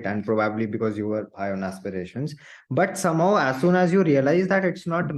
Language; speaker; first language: English; non-native, local second language; Hindi